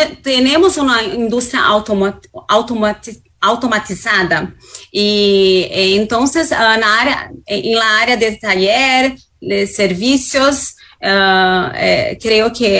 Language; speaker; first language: Spanish; non-native, fluent; Portuguese